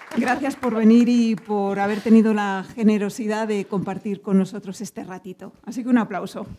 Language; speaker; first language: Spanish; native; Spanish